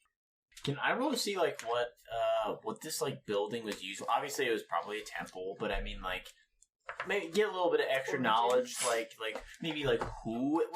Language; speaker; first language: English; native; English